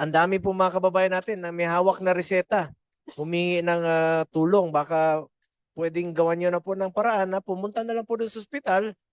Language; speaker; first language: Filipino; native; Filipino